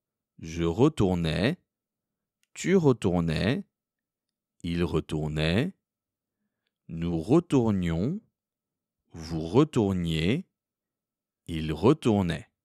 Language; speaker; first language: French; non-native, fluent; Korean